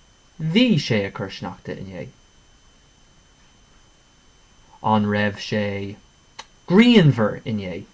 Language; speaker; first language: Irish; non-native, local second language; English